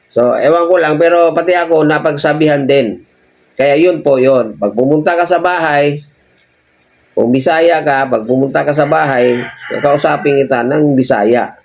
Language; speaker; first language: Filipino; non-native, local second language; Cebuano